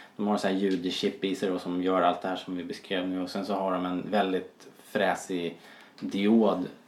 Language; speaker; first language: Swedish; native; Swedish